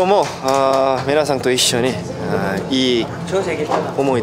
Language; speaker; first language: Japanese; non-native, learner; Korean